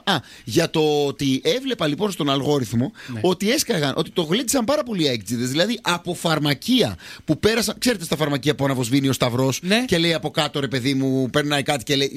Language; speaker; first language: Greek; native; Greek